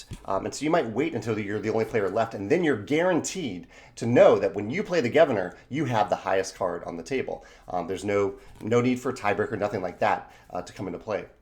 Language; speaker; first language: English; native; English